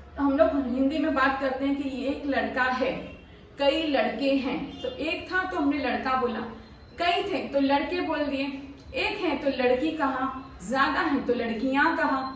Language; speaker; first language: Hindi; non-native, local second language; Marathi